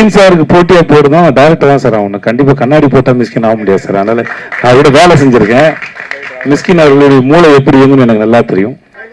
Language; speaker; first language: Tamil; native; Tamil